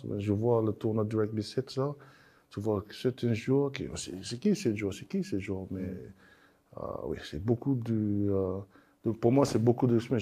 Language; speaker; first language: French; non-native, learner; English